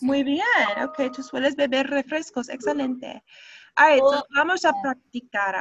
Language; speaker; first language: Spanish; non-native, fluent; English